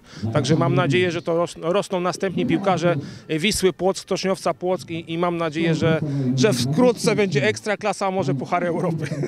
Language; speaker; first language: Polish; native; Polish